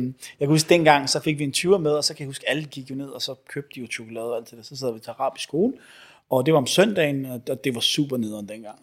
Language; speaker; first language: Danish; early bilingual, other home language; Arabic